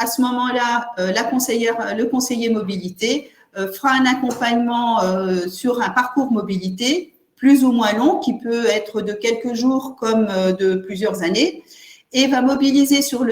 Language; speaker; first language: French; native; French